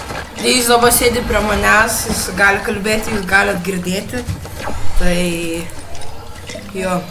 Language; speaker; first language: Lithuanian; early bilingual, heritage; Lithuanian